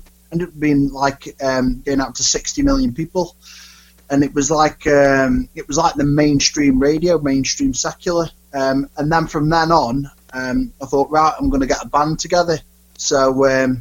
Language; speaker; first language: English; native; English